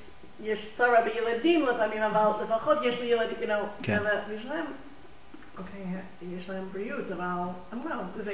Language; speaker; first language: Hebrew; non-native, fluent; English